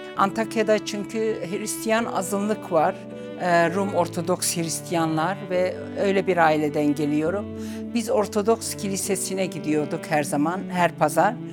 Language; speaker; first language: Turkish; non-native, local second language; Arabic